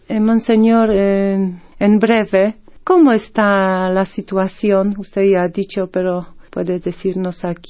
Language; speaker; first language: Spanish; non-native, fluent; Polish